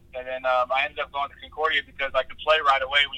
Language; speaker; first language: English; native; English